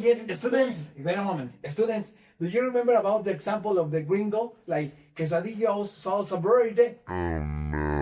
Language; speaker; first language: English; non-native, fluent; Spanish